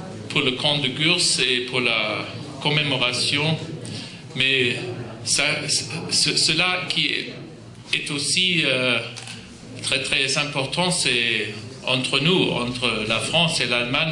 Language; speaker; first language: French; non-native, fluent; German